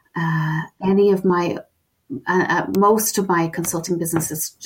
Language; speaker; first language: English; native; English